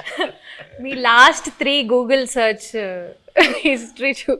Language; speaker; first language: Telugu; native; Telugu